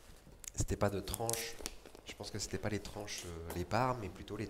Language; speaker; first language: French; native; French